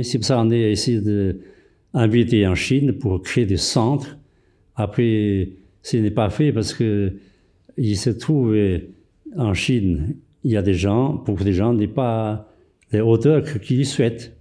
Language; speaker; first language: French; non-native, fluent; Chinese